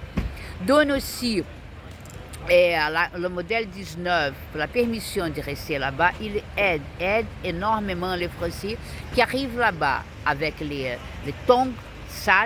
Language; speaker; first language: French; non-native, fluent; Portuguese